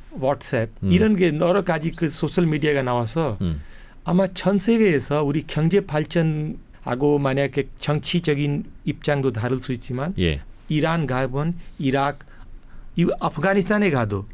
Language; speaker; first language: Korean; non-native, fluent; Hindi